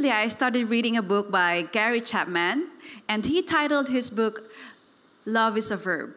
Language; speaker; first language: English; non-native, local second language; Cebuano